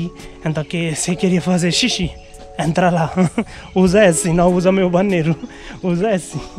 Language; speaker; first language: Portuguese; non-native, learner; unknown